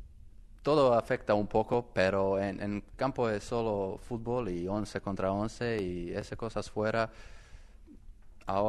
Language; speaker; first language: Spanish; non-native, learner; Croatian